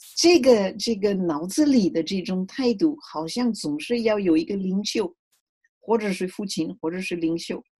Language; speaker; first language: Chinese; non-native, fluent; French